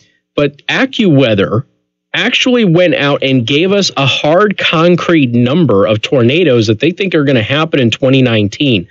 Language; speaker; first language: English; native; English